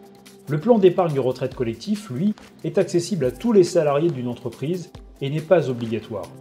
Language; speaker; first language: French; native; French